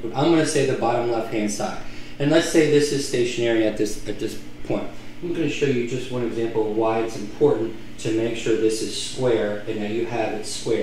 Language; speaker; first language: English; native; English